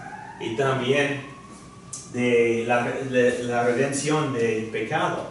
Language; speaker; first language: Spanish; non-native, fluent; English